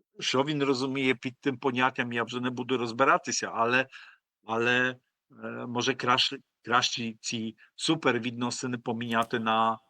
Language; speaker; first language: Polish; non-native, learner; Ukrainian